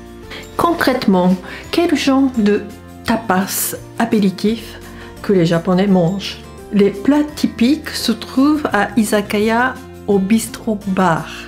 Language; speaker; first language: French; non-native, fluent; Japanese